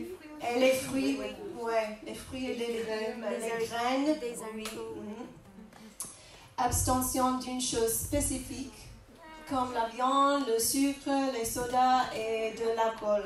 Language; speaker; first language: French; non-native, fluent; English